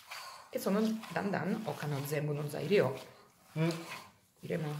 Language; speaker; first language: Japanese; non-native, learner; Italian